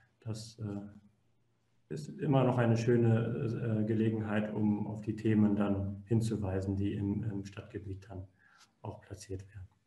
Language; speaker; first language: German; native; German